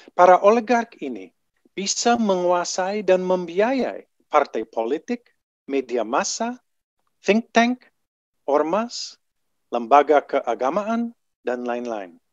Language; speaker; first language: Indonesian; non-native, fluent; English